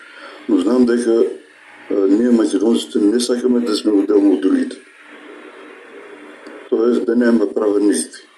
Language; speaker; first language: Bulgarian; non-native, local second language; Macedonian